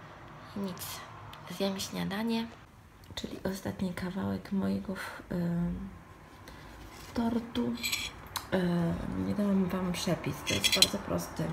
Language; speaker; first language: Polish; non-native, fluent; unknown